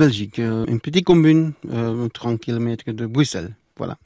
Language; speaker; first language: French; non-native, local second language; Dutch